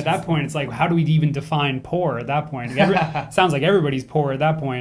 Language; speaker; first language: English; native; English